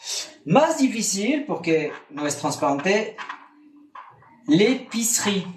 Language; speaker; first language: Spanish; non-native, fluent; French